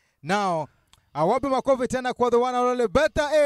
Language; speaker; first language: English; non-native, local second language; Luo (Kenya and Tanzania)